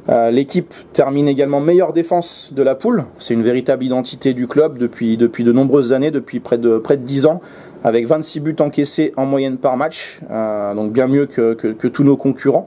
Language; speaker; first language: French; native; French